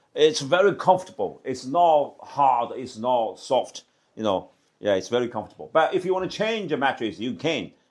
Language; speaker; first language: English; non-native, learner; Chinese